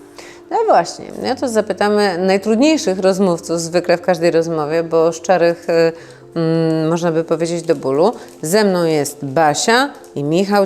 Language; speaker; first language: Polish; native; Polish